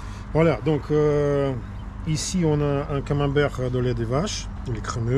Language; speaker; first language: French; non-native, learner; Russian